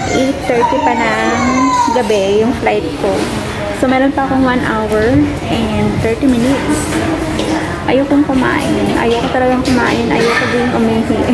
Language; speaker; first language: Filipino; native; Filipino